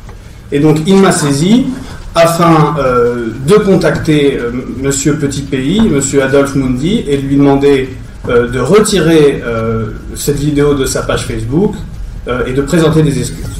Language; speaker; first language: French; native; French